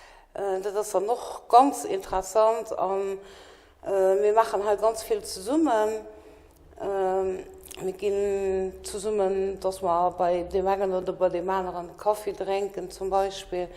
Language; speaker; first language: German; non-native, local second language; Luxembourgish